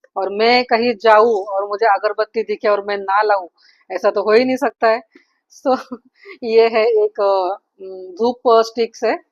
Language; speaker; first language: Hindi; non-native, local second language; Marathi